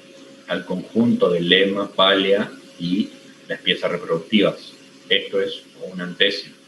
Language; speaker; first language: Spanish; native; Spanish